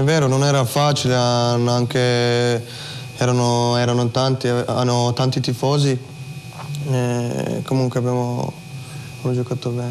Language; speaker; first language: Italian; non-native, fluent; Slovenian